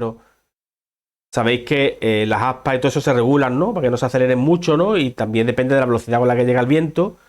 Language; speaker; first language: Spanish; native; Spanish